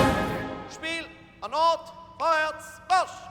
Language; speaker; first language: German; native; German